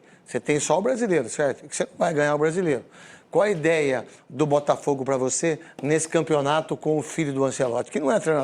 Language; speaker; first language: Portuguese; native; Portuguese